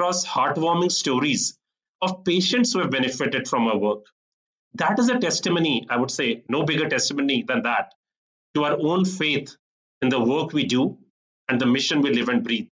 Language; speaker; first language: English; non-native, local second language; Punjabi